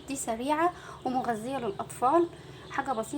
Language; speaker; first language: Arabic; native; Arabic